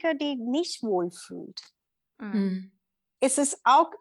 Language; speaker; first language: German; non-native, learner; Tamil